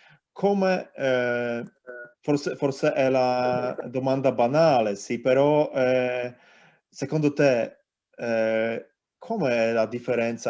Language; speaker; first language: Italian; non-native, learner; Polish